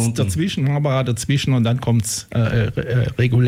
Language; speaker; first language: German; native; German